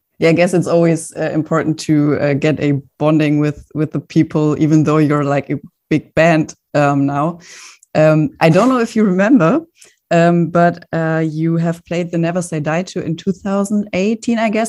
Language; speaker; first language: English; non-native, fluent; German